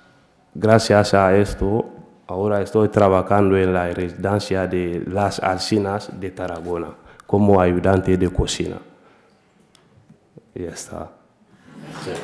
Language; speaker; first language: Spanish; non-native, learner; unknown